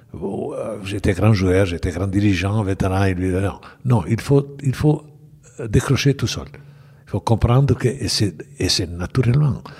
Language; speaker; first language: French; non-native, fluent; Bosnian